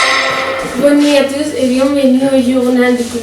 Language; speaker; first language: French; non-native, learner; Spanish